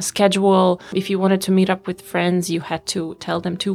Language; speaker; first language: English; non-native, fluent; Bosnian